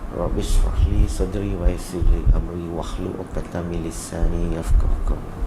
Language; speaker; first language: Malay; non-native, local second language; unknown